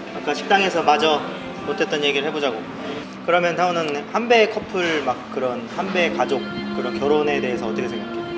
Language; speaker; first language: Korean; native; Korean